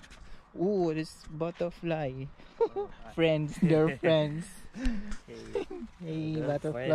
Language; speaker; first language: English; non-native, learner; Filipino